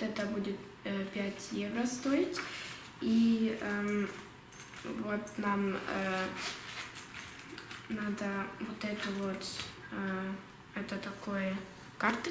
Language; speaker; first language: Russian; early bilingual, heritage; Russian